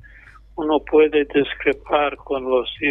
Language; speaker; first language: Spanish; non-native, fluent; English